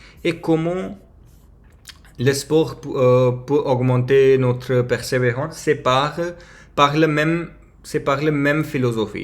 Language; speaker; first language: French; non-native, learner; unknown